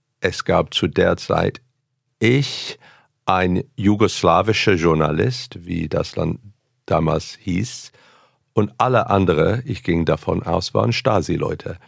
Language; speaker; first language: German; non-native, fluent; English